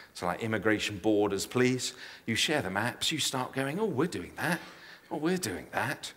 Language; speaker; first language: English; native; English